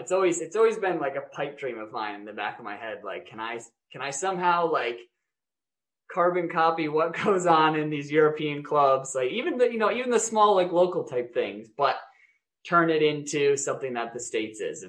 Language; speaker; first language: English; native; English